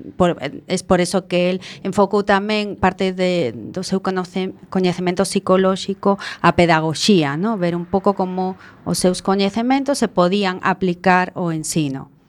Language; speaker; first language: Galician; non-native, local second language; Spanish